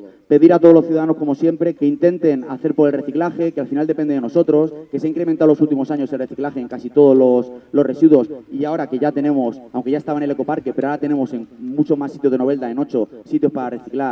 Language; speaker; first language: Spanish; native; Spanish